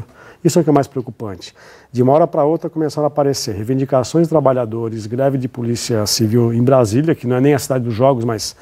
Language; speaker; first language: Portuguese; native; Portuguese